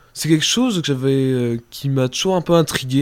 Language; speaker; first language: French; native; French